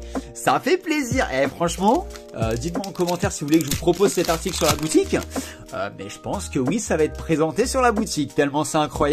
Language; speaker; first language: French; native; French